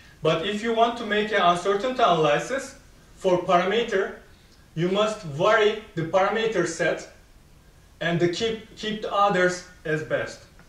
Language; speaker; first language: English; non-native, fluent; Turkish